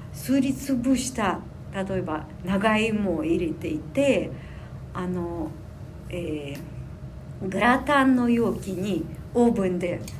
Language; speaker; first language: Japanese; non-native, fluent; Ukrainian